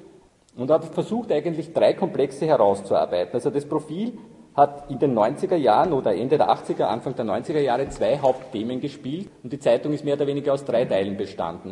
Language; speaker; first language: German; native; German